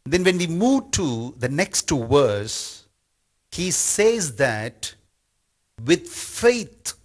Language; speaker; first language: English; non-native, local second language; Tamil